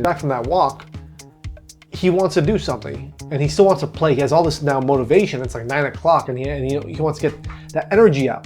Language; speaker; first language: English; native; English